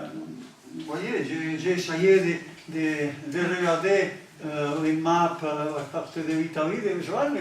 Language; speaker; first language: French; non-native, learner; Catalan